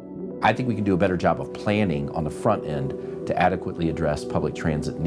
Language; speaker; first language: English; native; English